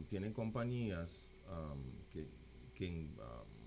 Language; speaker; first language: Spanish; non-native, local second language; English